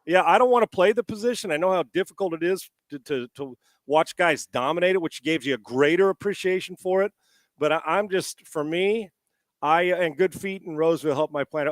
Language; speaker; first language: English; native; English